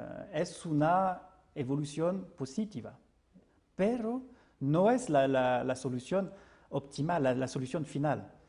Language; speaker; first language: Spanish; non-native, fluent; French